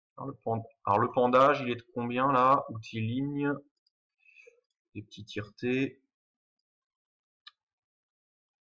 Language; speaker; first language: French; native; French